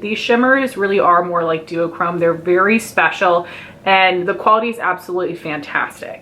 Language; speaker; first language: English; native; English